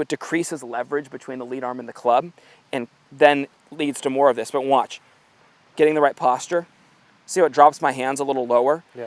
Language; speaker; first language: English; native; English